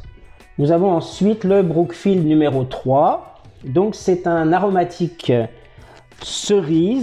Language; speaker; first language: French; native; French